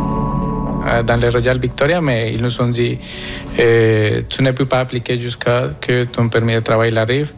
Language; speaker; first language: French; non-native, fluent; Spanish